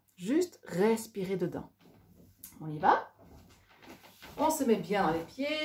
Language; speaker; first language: French; native; French